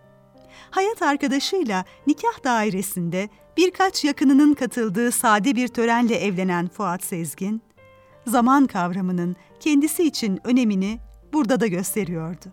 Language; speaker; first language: Turkish; native; Turkish